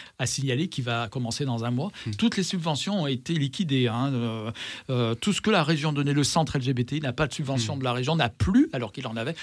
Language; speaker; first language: French; native; French